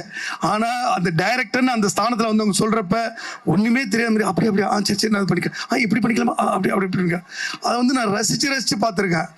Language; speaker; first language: Tamil; native; Tamil